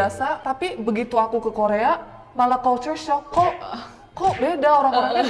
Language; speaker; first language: Indonesian; early bilingual, other home language; Korean